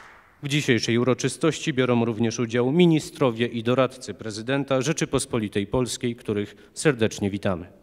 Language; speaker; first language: Polish; native; Polish